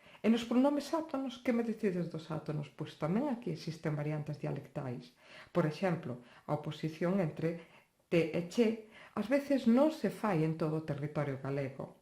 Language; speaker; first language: Galician; non-native, local second language; Spanish